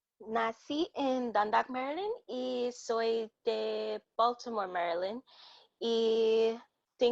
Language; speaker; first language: Spanish; non-native, learner; English